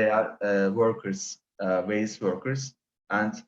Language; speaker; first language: English; non-native, learner; Turkish